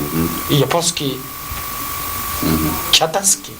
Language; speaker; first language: Russian; non-native, learner; Mongolian